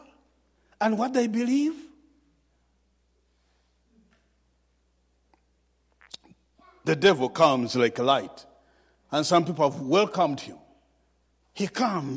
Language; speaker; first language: English; non-native, local second language; Ganda